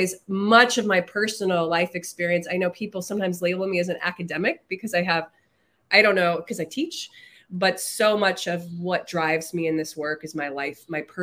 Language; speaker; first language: English; native; English